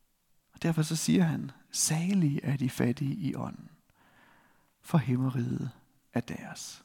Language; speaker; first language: Danish; native; Danish